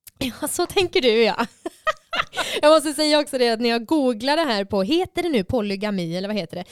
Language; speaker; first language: Swedish; native; Swedish